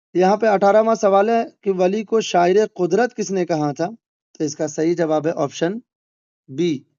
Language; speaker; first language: Urdu; native; Urdu